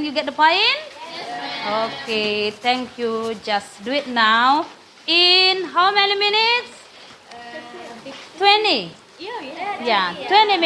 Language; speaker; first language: English; non-native, learner; Indonesian